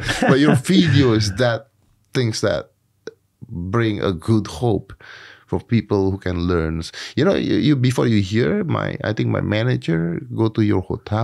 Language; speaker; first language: English; non-native, fluent; Indonesian